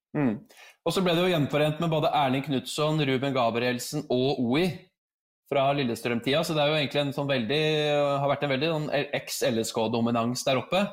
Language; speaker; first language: Norwegian; native; Norwegian